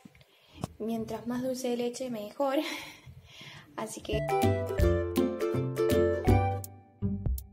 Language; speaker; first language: Spanish; native; Spanish